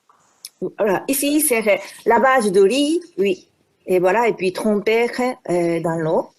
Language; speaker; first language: French; non-native, fluent; Japanese